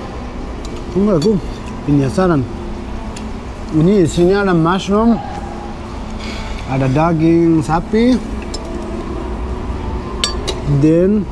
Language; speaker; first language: Indonesian; non-native, fluent; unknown